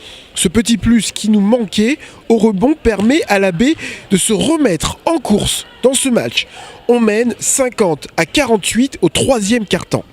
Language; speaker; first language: French; native; French